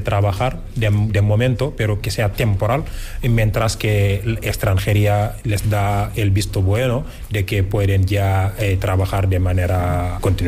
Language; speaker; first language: Spanish; non-native, fluent; Wolof